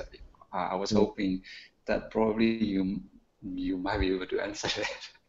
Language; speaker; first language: English; non-native, learner; Burmese